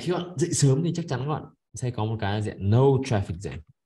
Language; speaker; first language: Vietnamese; native; Vietnamese